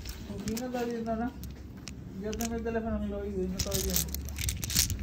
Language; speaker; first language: Spanish; native; Spanish